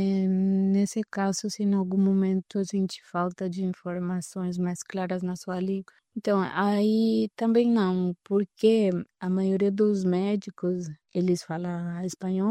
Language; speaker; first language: Portuguese; non-native, fluent; Spanish